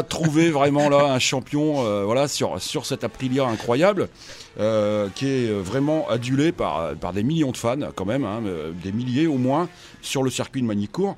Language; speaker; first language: French; native; French